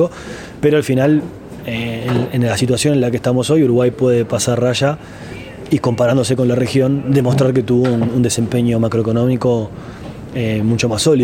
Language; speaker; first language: Spanish; native; Spanish